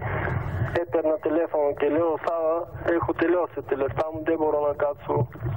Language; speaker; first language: Greek; non-native, learner; Bulgarian